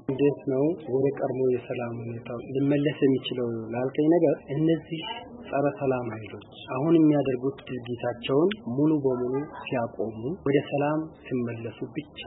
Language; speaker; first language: Amharic; non-native, local second language; Oromo